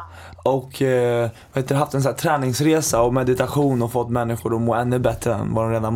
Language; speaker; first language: Swedish; native; Swedish